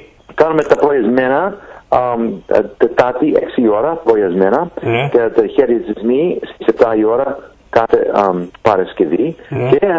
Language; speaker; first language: Greek; early bilingual, heritage; Greek